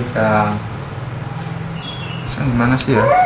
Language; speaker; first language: Indonesian; native; Indonesian